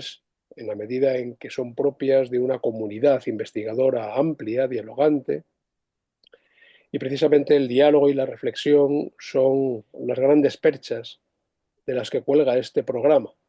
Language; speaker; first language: Spanish; native; Spanish